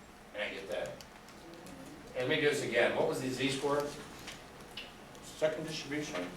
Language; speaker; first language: English; native; English